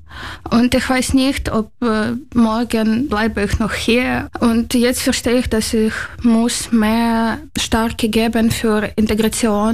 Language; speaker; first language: German; non-native, learner; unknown